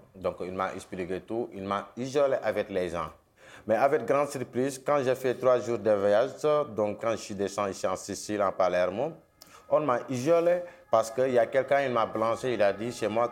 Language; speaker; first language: French; non-native, local second language; Wolof